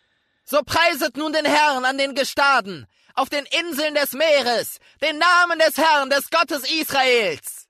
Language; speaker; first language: German; native; German